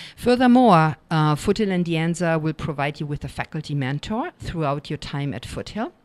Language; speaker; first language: English; non-native, fluent; German